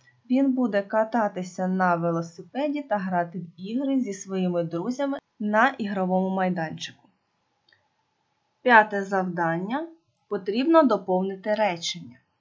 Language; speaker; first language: Ukrainian; native; Ukrainian